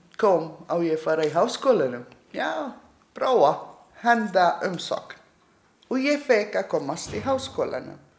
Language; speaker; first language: Icelandic; non-native, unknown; Arabic